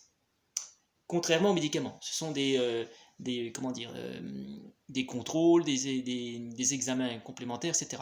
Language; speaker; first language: French; native; French